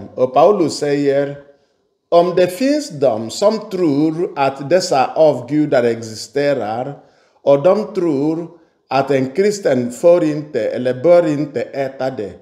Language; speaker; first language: Swedish; non-native, fluent; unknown